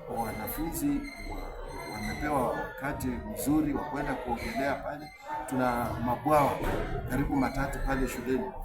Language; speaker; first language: Swahili; non-native, local second language; Luyia